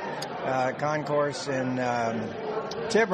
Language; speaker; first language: English; native; English